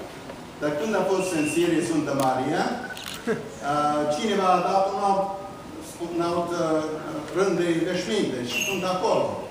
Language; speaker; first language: Romanian; early bilingual, heritage; Romanian